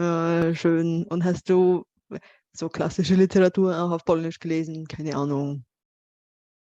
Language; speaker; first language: German; non-native, fluent; Bulgarian